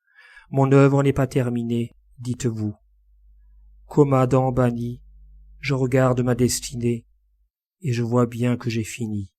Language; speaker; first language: French; native; French